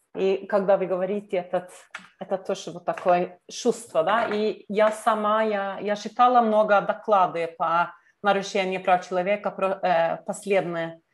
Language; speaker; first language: Russian; non-native, learner; Norwegian